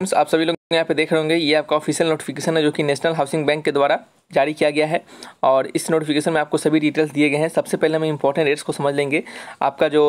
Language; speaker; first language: Hindi; native; Hindi